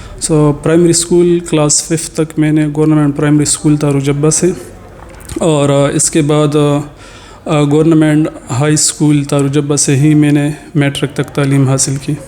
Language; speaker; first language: Urdu; non-native, local second language; Pashto